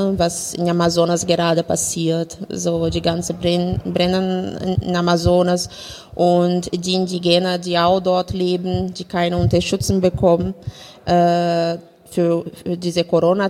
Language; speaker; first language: German; non-native, fluent; Portuguese